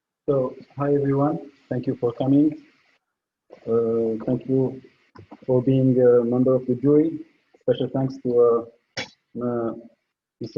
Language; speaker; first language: English; non-native, fluent; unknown